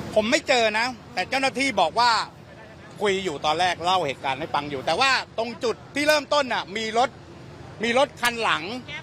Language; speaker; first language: Thai; native; Thai